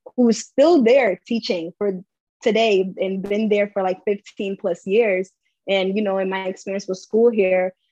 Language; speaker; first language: English; early bilingual, heritage; English